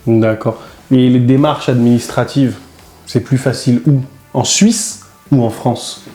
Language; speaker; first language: French; non-native, fluent; Spanish